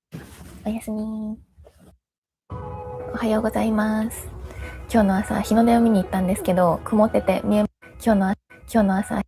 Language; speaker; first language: Japanese; native; Japanese